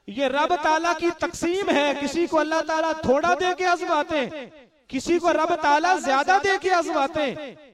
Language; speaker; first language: Urdu; non-native, local second language; Punjabi